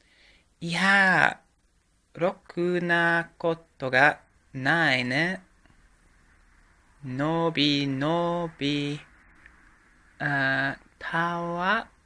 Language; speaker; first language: Japanese; non-native, learner; English